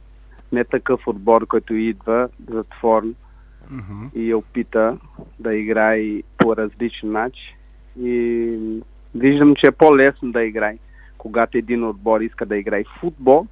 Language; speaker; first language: Bulgarian; non-native, learner; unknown